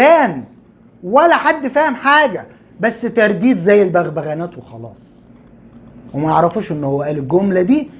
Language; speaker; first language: Arabic; native; Arabic